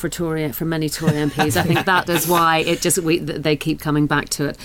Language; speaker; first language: English; native; English